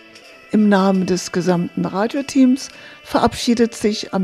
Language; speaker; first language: German; native; German